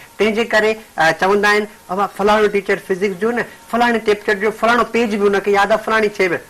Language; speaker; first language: Sindhi; native; Sindhi